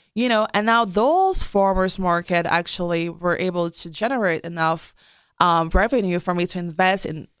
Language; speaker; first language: English; non-native, local second language; French